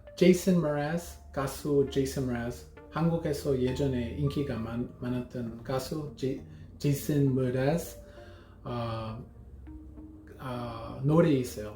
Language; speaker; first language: Korean; non-native, learner; English